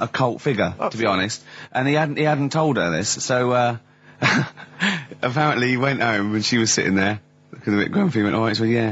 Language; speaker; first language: English; native; English